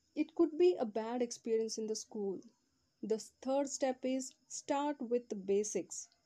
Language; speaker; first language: English; non-native, local second language; Kannada